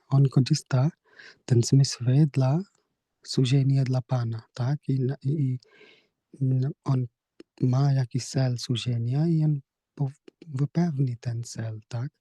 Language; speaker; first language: Polish; non-native, learner; Hindi